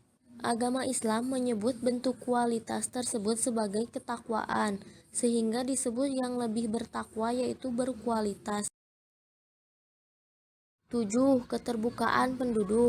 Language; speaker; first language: Indonesian; native; Indonesian